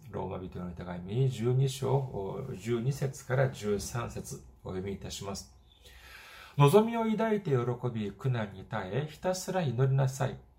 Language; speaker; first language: Japanese; non-native, fluent; Korean